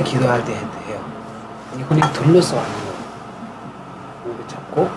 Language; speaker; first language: Korean; non-native, learner; Tibetan